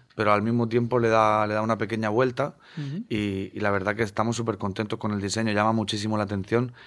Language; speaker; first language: Spanish; native; Spanish